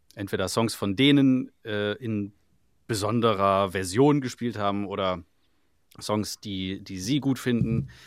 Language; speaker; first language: German; native; German